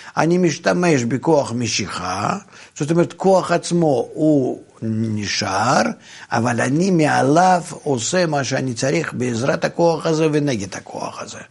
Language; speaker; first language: Hebrew; non-native, fluent; Russian